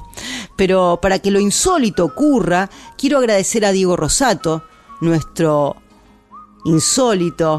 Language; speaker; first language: Spanish; native; Spanish